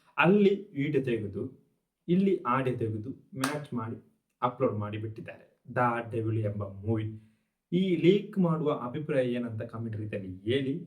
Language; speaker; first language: Kannada; non-native, local second language; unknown